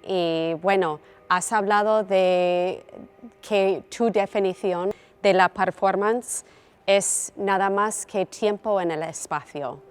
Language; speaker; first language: Spanish; non-native, fluent; English